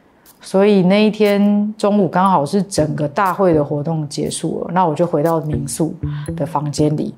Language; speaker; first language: Chinese; native; Chinese